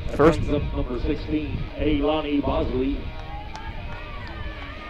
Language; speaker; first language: English; native; English